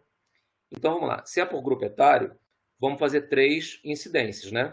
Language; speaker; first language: Portuguese; native; Portuguese